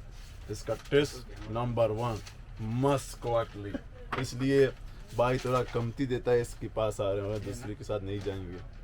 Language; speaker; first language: Hindi; non-native, local second language; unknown